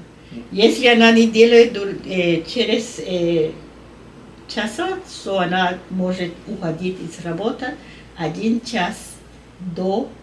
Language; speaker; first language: Russian; non-native, learner; Spanish